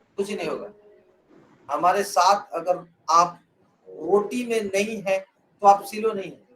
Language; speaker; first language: Hindi; non-native, local second language; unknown